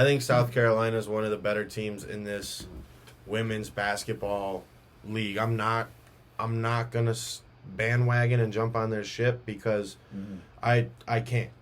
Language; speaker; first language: English; native; English